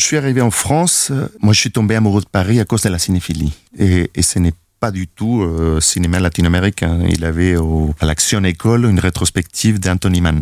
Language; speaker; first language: French; non-native, fluent; Spanish